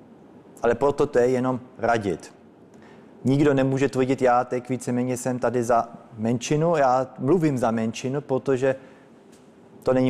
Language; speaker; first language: Czech; early bilingual, heritage; Czech